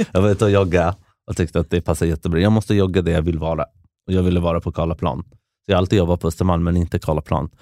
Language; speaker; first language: Swedish; early bilingual, other home language; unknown